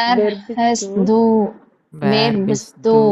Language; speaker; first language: German; non-native, learner; Tamil